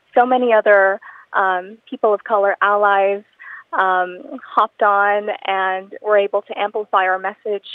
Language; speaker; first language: English; non-native, local second language; Filipino